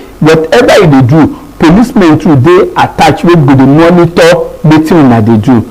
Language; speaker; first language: Nigerian Pidgin; non-native, local second language; Yoruba